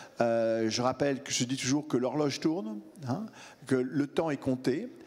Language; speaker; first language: French; native; French